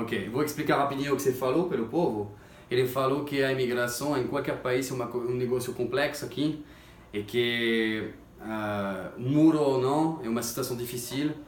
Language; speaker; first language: Portuguese; non-native, fluent; French